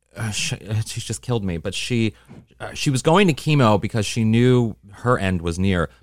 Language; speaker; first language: English; native; English